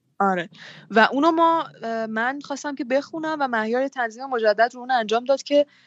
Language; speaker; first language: Persian; native; Persian